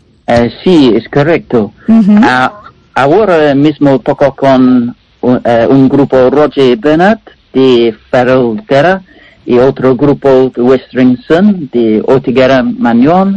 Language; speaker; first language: Spanish; non-native, learner; English